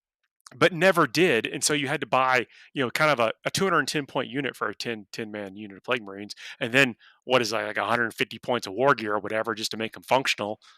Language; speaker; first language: English; native; English